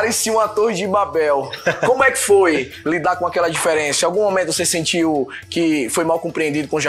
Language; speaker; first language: Portuguese; native; Portuguese